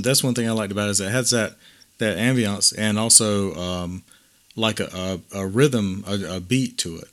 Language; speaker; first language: English; native; English